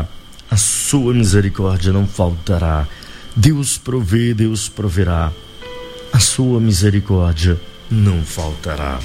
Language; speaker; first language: Portuguese; native; Portuguese